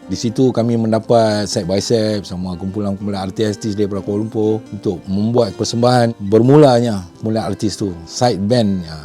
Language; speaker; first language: Malay; native; Malay